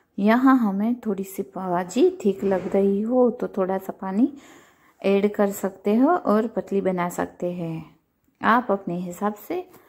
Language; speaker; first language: Hindi; non-native, local second language; Gujarati